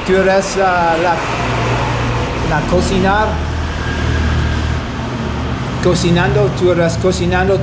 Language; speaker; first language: Spanish; non-native, learner; English